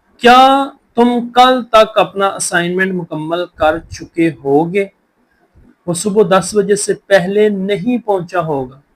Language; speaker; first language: Urdu; non-native, local second language; Punjabi